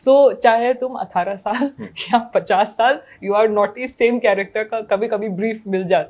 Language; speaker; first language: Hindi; non-native, local second language; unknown